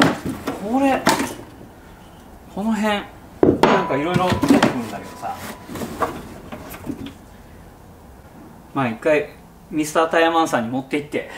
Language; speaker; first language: Japanese; native; Japanese